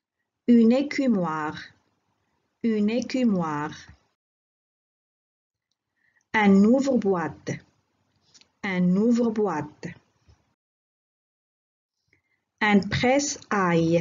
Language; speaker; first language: French; non-native, local second language; Arabic